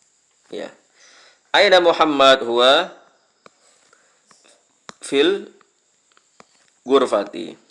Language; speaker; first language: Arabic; non-native, fluent; Indonesian